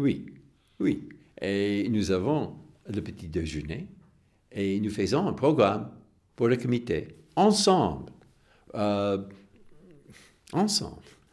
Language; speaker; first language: French; non-native, fluent; English